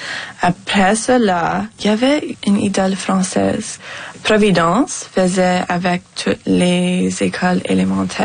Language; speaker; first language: French; non-native, local second language; English